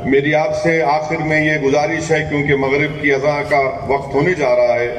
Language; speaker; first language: Urdu; native; Urdu